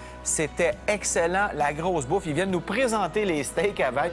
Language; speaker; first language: French; native; French